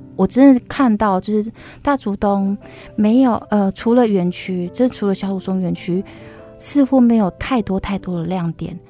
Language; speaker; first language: Chinese; native; Chinese